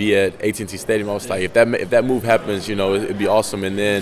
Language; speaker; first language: English; native; English